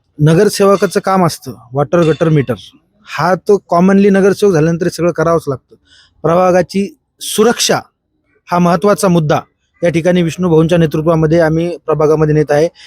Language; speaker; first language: Marathi; native; Marathi